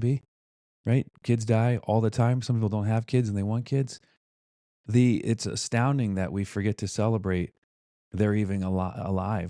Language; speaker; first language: English; native; English